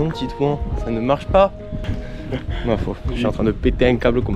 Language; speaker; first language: French; native; French